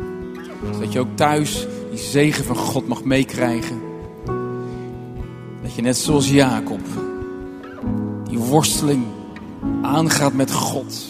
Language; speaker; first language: Dutch; native; Dutch